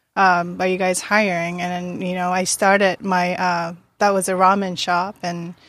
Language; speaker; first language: English; non-native, fluent; Japanese